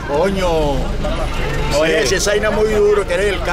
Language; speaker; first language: Spanish; native; Spanish